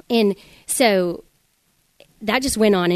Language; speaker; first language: English; native; English